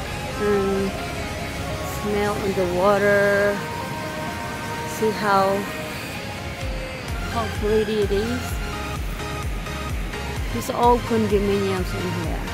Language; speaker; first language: English; non-native, learner; Filipino